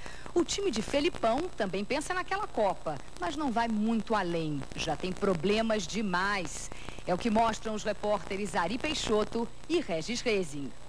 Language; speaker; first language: Portuguese; native; Portuguese